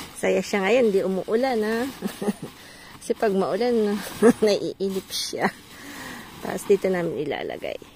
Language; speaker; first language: Filipino; non-native, local second language; Bikol